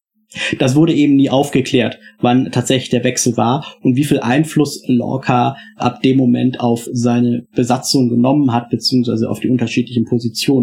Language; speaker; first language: German; native; German